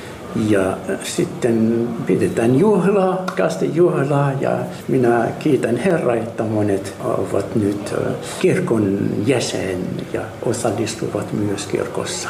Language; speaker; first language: Finnish; non-native, fluent; Arabic